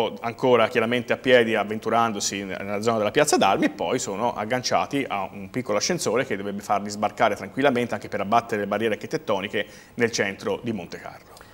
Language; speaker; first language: Italian; native; Italian